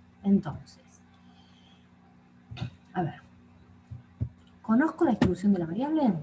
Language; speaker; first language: Spanish; native; Spanish